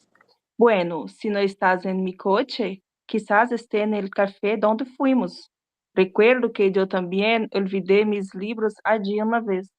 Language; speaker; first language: Spanish; non-native, learner; Portuguese